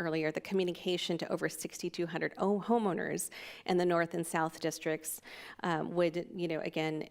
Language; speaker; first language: English; native; English